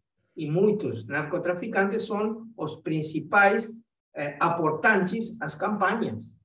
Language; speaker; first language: Portuguese; non-native, fluent; Spanish